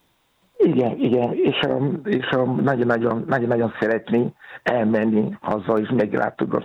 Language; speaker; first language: Hungarian; non-native, fluent; Yoruba